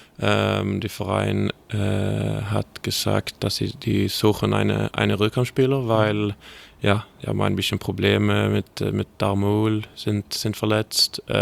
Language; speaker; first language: German; non-native, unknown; Swedish